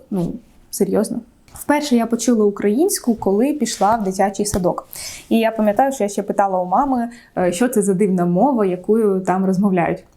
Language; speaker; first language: Ukrainian; non-native, local second language; Russian